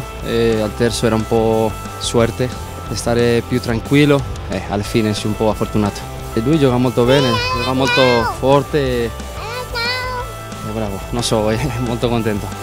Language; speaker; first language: Italian; non-native, learner; Spanish